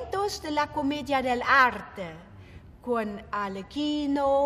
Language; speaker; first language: Spanish; non-native, fluent; German